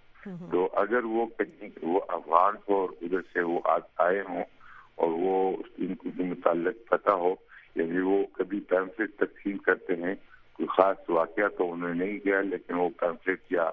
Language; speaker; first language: Urdu; native; Urdu